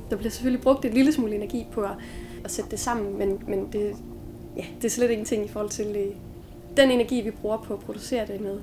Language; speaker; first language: Danish; native; Danish